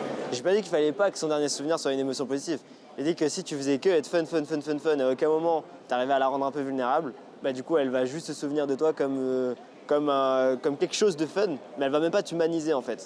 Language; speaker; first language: French; native; French